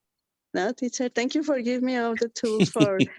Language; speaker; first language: English; non-native, learner; Spanish